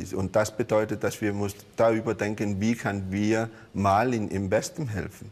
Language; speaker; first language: German; non-native, learner; Danish